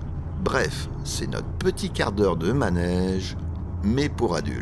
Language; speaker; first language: French; native; French